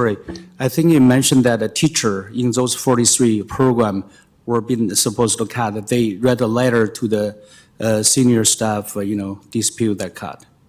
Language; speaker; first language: English; non-native, fluent; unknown